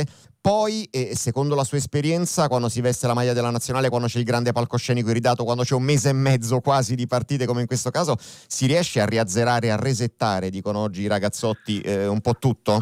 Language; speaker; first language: Italian; native; Italian